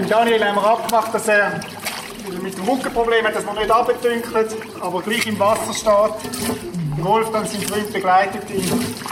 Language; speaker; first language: German; native; German